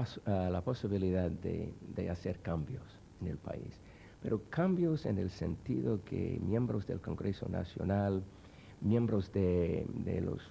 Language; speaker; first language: Spanish; non-native, fluent; English